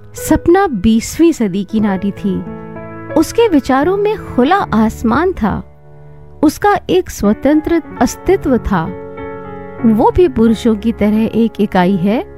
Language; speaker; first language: Hindi; native; Hindi